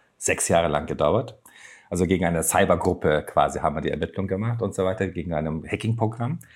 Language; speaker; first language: German; non-native, fluent; Turkish